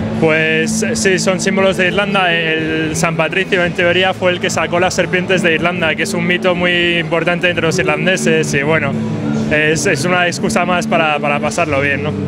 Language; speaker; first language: Spanish; non-native, fluent; English